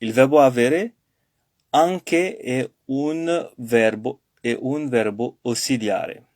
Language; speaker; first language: Italian; non-native, learner; French